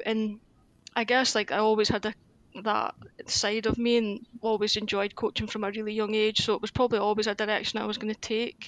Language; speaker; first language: English; native; English